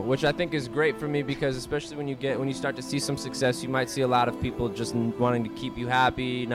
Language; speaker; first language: English; native; English